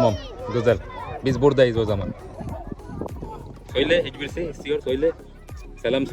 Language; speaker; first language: Turkish; non-native, learner; Bangla